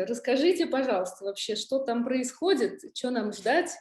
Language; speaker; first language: Russian; native; Russian